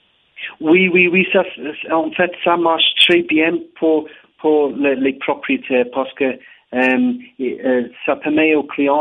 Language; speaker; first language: French; non-native, learner; English